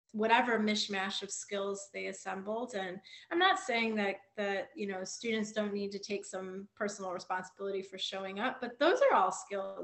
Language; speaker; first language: English; native; English